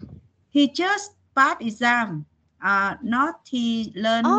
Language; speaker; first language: English; non-native, learner; Vietnamese